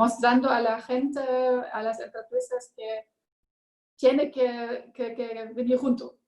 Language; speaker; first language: Spanish; non-native, learner; German